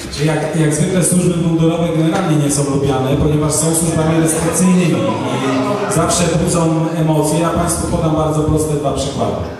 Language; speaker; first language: Polish; native; Polish